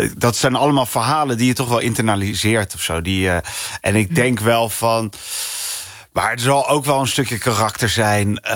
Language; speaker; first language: Dutch; early bilingual, other home language; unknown